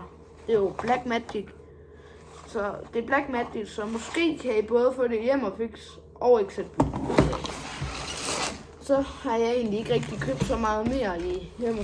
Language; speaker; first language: Danish; native; Danish